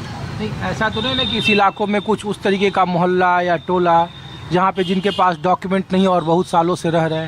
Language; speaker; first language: Hindi; native; Hindi